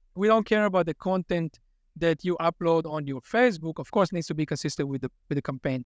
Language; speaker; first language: English; non-native, fluent; Hebrew